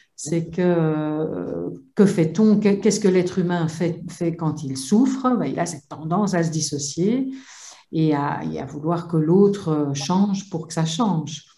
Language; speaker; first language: French; native; French